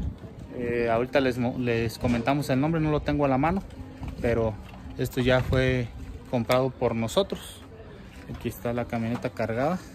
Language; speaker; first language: Spanish; native; Spanish